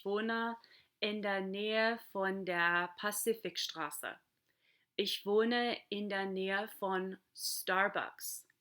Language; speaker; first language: German; non-native, fluent; English